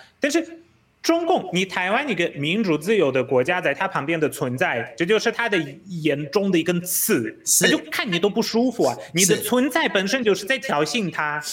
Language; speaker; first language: Chinese; non-native, fluent; Polish